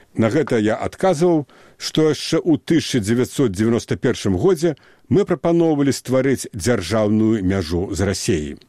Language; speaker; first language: Belarusian; native; Belarusian